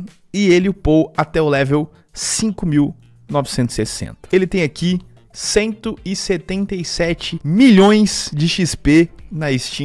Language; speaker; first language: Portuguese; native; Portuguese